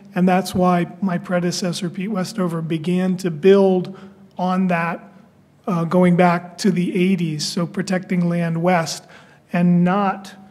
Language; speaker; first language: English; native; English